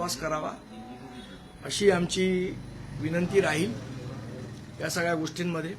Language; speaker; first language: Marathi; native; Marathi